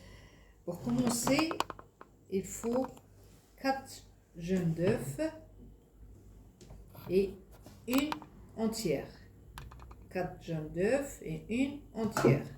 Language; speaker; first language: French; non-native, fluent; Arabic